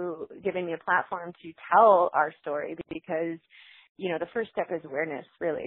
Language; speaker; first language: English; native; English